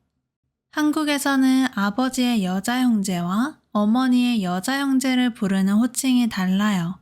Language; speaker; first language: Korean; native; Korean